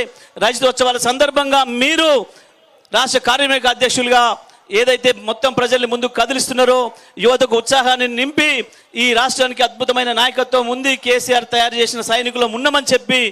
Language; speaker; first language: Telugu; native; Telugu